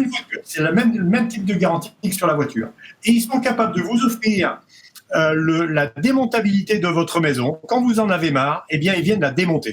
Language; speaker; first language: French; native; French